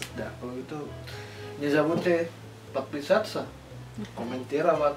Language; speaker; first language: Russian; non-native, learner; Indonesian